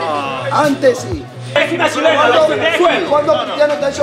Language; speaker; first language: Spanish; native; Spanish